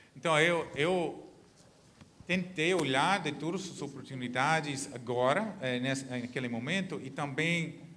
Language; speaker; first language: Portuguese; non-native, learner; English